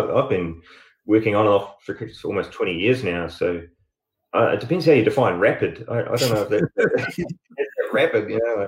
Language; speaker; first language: English; native; English